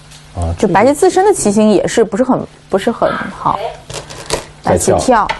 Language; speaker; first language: Chinese; native; Chinese